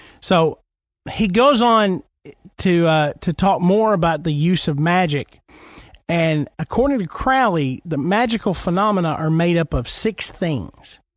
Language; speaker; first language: English; native; English